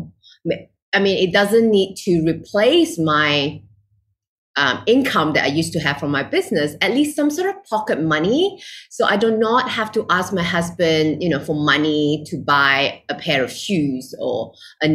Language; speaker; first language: English; non-native, local second language; Chinese